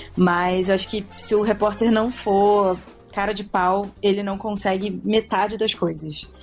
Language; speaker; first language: Portuguese; native; Portuguese